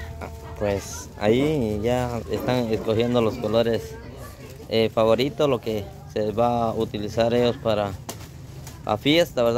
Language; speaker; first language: Spanish; native; Spanish